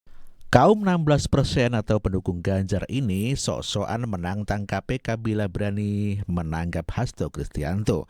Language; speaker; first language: Indonesian; native; Indonesian